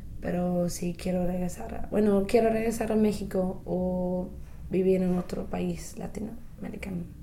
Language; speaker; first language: Spanish; non-native, fluent; English